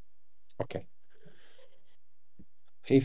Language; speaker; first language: English; non-native, learner; Italian